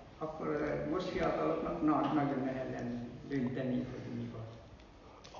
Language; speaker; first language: Hungarian; non-native, learner; Vietnamese